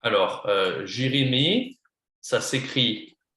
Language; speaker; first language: French; non-native, fluent; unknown